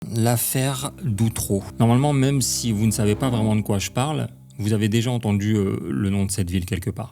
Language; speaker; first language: French; native; French